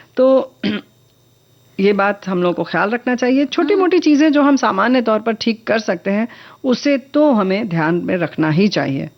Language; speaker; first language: Hindi; native; Hindi